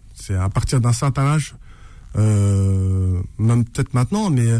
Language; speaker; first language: French; native; French